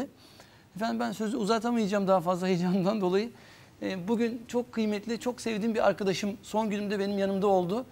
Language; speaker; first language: Turkish; native; Turkish